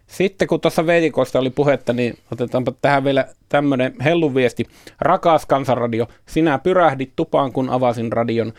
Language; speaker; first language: Finnish; native; Finnish